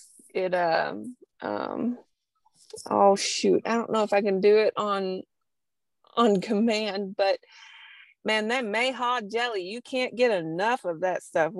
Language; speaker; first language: English; native; English